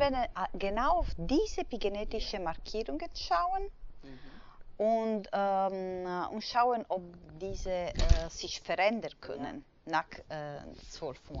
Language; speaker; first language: German; non-native, fluent; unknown